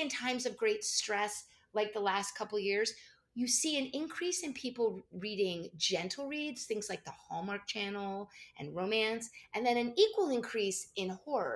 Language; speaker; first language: English; native; English